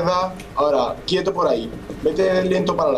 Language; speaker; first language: Spanish; native; Spanish